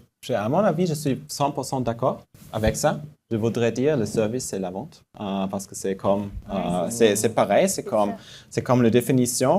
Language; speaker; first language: French; non-native, fluent; German